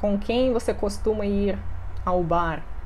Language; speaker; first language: Portuguese; non-native, fluent; Russian